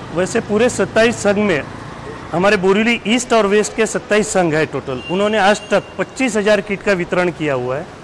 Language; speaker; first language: Hindi; non-native, local second language; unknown